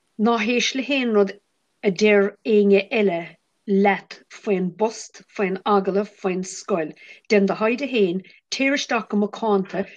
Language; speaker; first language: Irish; non-native, local second language; English